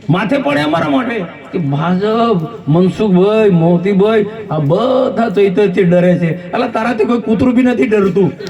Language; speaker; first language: Gujarati; native; Gujarati